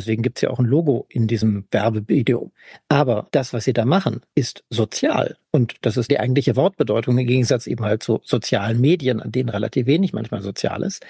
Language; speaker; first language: German; native; German